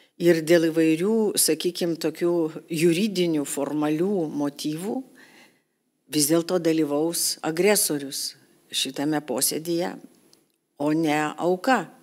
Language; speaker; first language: Lithuanian; native; Lithuanian